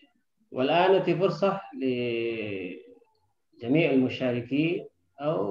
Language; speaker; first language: Arabic; non-native, fluent; Indonesian